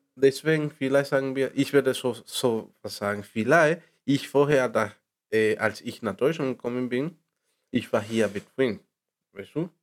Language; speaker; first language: German; non-native, learner; Spanish